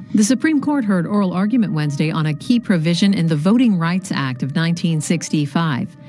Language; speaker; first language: Norwegian; native; Norwegian